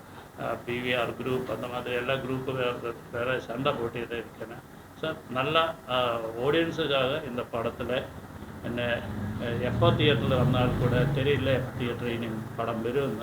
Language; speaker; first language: Tamil; non-native, learner; Malayalam